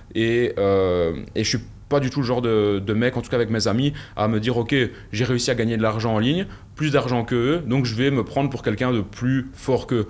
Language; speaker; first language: French; native; French